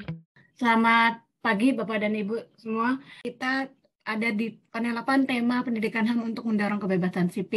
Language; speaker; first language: Indonesian; native; Indonesian